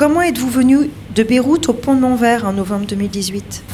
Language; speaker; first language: French; native; French